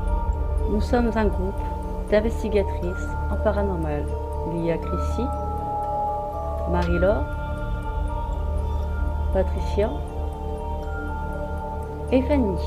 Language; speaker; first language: French; native; French